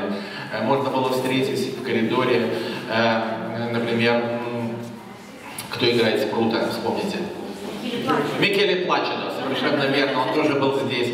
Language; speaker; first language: Russian; native; Russian